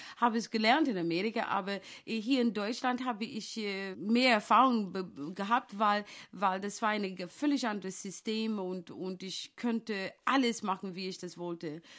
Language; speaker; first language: German; non-native, fluent; English